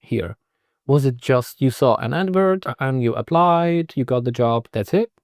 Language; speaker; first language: English; non-native, fluent; Czech